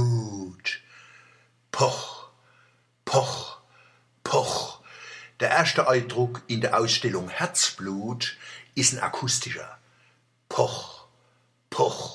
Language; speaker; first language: German; native; German